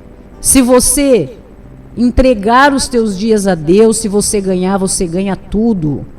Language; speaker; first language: Portuguese; native; Portuguese